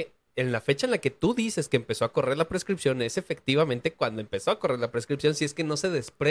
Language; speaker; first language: Spanish; native; Spanish